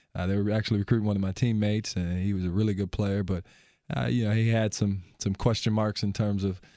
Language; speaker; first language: English; native; English